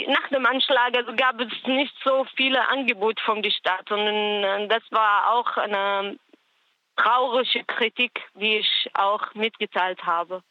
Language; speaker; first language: German; non-native, learner; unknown